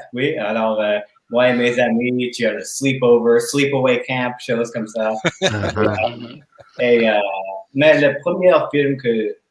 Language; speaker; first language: French; non-native, learner; English